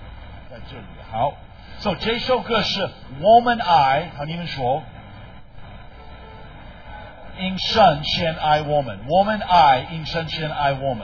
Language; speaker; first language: Chinese; non-native, fluent; English